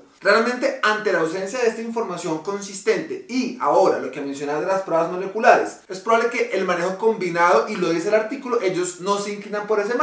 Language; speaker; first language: Spanish; native; Spanish